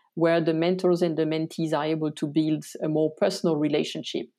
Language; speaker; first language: English; non-native, fluent; French